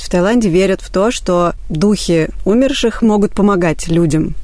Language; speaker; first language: Russian; native; Russian